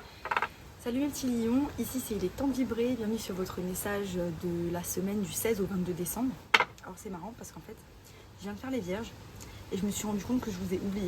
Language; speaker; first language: French; native; French